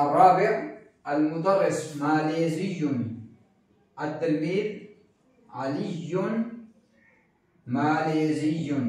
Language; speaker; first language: Arabic; non-native, fluent; Urdu